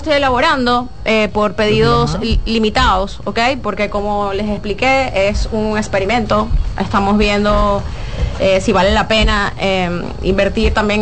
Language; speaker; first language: Spanish; native; Spanish